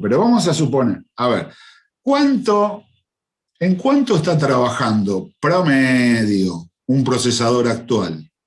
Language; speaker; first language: Spanish; native; Spanish